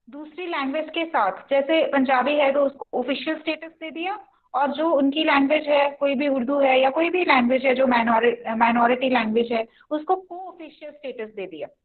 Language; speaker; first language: Hindi; non-native, local second language; Punjabi